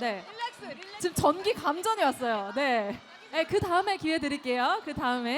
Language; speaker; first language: Korean; native; Korean